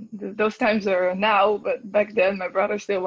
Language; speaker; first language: English; non-native, fluent; Dutch